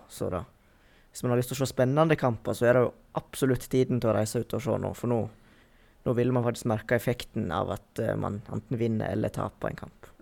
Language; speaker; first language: Norwegian; native; Norwegian